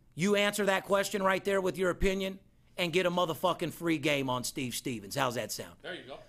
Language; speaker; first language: English; native; English